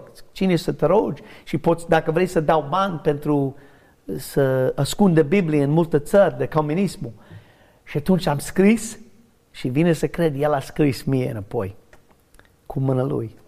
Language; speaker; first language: Romanian; non-native, learner; English